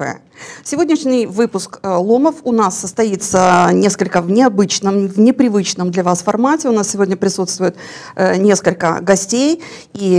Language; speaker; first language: Russian; native; Russian